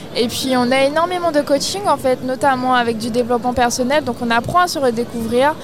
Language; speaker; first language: French; native; French